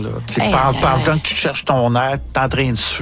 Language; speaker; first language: French; native; French